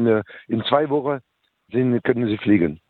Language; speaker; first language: German; non-native, learner; French